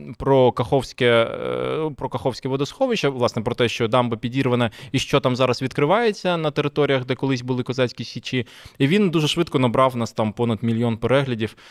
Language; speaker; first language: Ukrainian; non-native, local second language; Russian